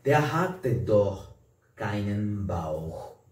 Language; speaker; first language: German; non-native, fluent; Portuguese